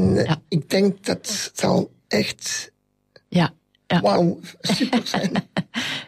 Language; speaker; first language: Dutch; non-native, local second language; French